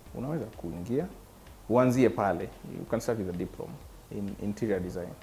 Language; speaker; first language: English; non-native, local second language; Swahili